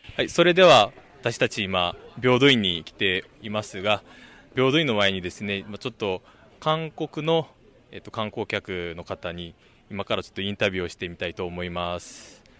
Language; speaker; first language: Japanese; non-native, fluent; Korean